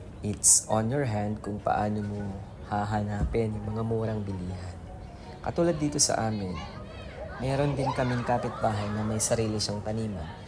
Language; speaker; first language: Filipino; non-native, local second language; Iloko